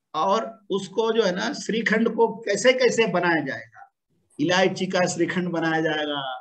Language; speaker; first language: Hindi; non-native, local second language; Telugu